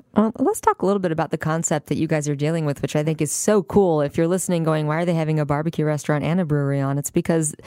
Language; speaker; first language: English; native; English